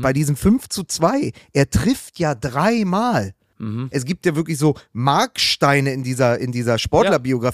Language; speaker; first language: German; native; German